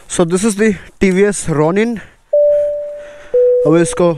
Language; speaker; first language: Hindi; non-native, local second language; Bangla